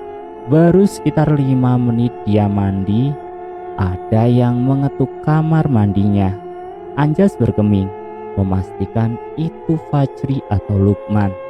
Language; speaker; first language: Indonesian; native; Indonesian